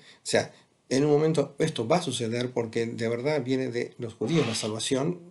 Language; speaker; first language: Spanish; native; Spanish